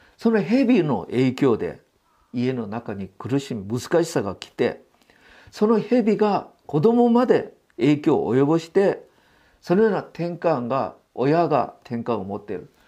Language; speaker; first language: Japanese; non-native, fluent; Korean